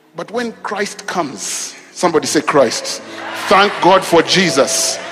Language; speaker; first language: English; non-native, local second language; Ganda